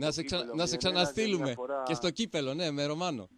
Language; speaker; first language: Greek; native; Greek